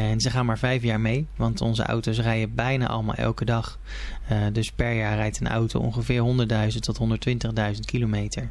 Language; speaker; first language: Dutch; native; Dutch